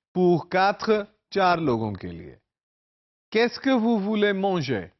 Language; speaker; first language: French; non-native, fluent; Urdu